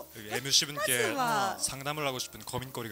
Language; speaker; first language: Korean; native; Korean